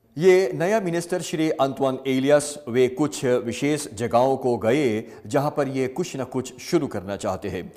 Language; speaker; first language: Hindi; early bilingual, heritage; Hindi